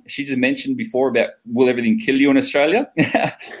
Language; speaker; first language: English; native; English